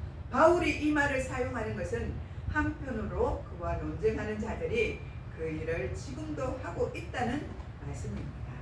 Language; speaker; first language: Korean; native; Korean